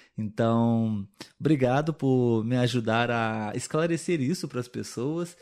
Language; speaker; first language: Portuguese; native; Portuguese